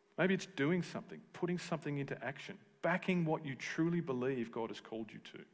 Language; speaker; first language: English; native; English